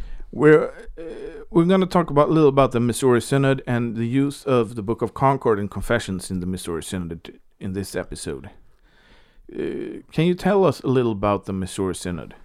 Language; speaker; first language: English; non-native, fluent; Swedish